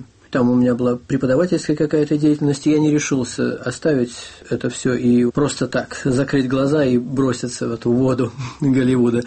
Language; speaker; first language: Russian; native; Russian